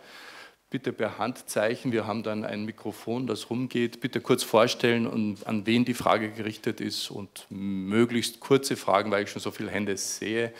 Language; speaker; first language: German; native; German